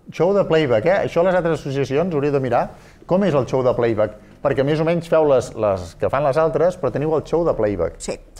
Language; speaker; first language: Catalan; native; Catalan